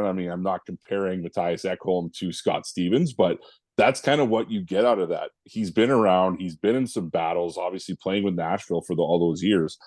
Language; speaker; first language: English; native; English